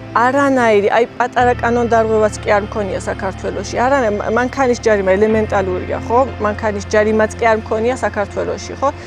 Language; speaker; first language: Georgian; early bilingual, heritage; Georgian